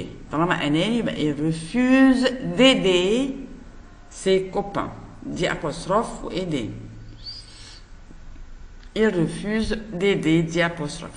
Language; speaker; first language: French; non-native, fluent; Arabic